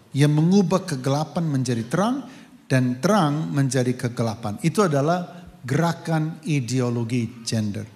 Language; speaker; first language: Indonesian; non-native, fluent; English